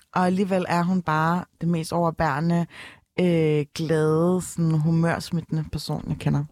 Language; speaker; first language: Danish; early bilingual, other home language; Turkish